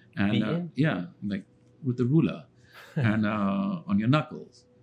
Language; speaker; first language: English; non-native, local second language; Hindi